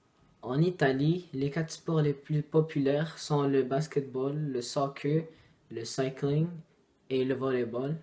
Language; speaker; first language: French; non-native, learner; English